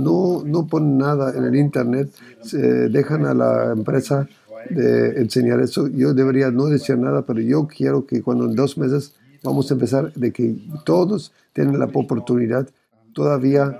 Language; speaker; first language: Spanish; non-native, fluent; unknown